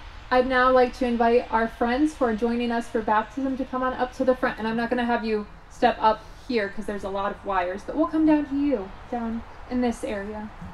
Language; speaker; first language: English; native; English